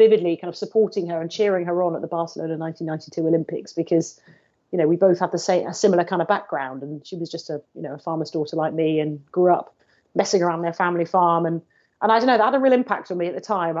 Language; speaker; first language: English; native; English